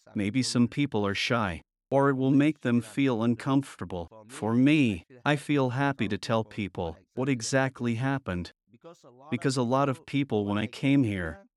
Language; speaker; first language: English; non-native, fluent; Burmese